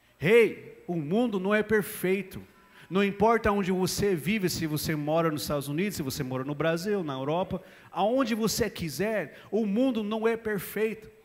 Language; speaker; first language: Portuguese; non-native, fluent; English